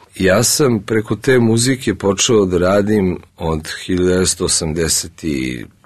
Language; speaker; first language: Serbian; early bilingual, other home language; Russian